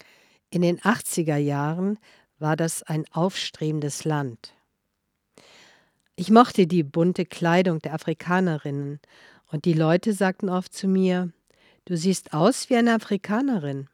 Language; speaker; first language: German; non-native, fluent; Dutch